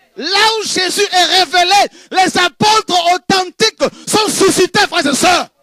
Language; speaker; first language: French; non-native, local second language; Lingala